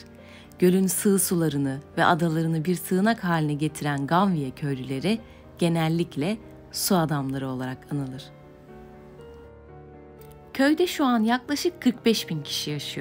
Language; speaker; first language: Turkish; native; Turkish